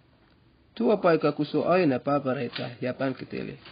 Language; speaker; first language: Finnish; non-native, learner; Arabic